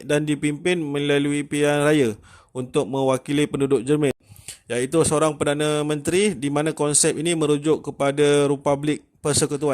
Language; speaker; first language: Malay; native; Malay